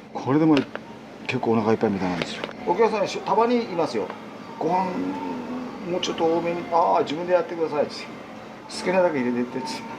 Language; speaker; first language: Japanese; native; Japanese